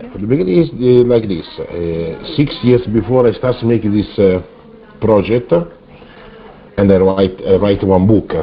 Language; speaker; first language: English; non-native, learner; Italian